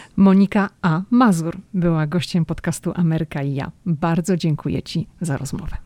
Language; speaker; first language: Polish; native; Polish